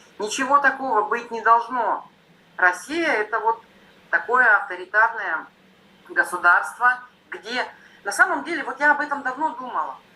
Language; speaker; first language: Russian; non-native, local second language; Yakut